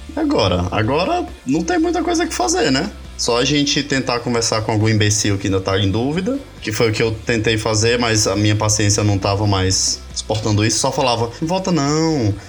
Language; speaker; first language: Portuguese; native; Portuguese